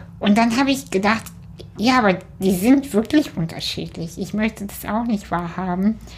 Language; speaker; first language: German; early bilingual, other home language; Russian